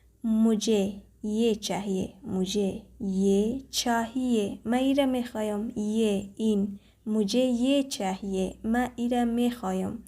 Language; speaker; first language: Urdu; non-native, fluent; Persian